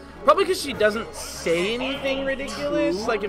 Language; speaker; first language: English; native; English